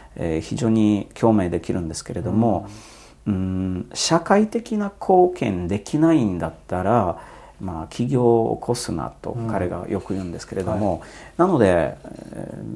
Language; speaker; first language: Japanese; non-native, fluent; Polish